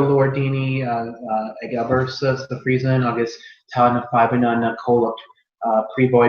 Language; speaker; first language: Irish; non-native, learner; English